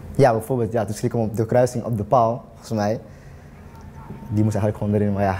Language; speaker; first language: Dutch; native; Dutch